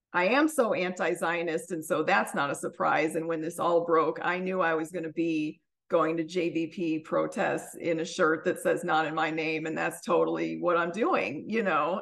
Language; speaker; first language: English; native; English